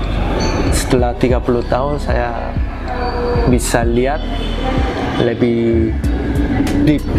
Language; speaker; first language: Indonesian; non-native, learner; Korean